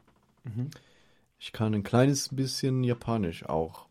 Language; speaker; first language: German; non-native, fluent; Spanish